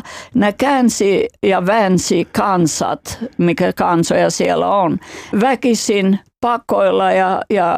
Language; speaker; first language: Finnish; non-native, fluent; Albanian